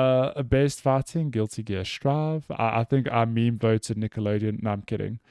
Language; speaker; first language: English; native; English